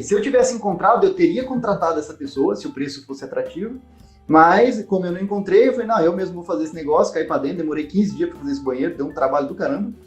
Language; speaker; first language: Portuguese; native; Portuguese